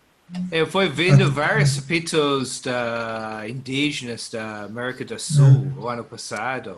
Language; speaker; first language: Portuguese; non-native, learner; English